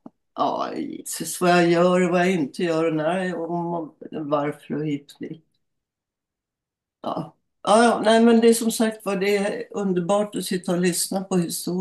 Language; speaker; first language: Swedish; native; Swedish